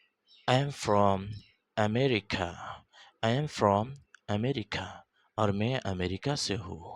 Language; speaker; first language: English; non-native, local second language; Urdu